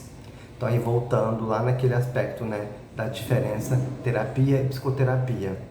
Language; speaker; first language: Portuguese; native; Portuguese